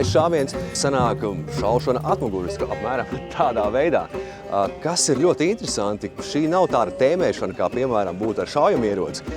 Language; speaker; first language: Latvian; native; Latvian